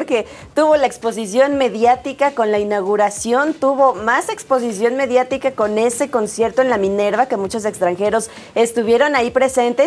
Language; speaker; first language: Spanish; native; Spanish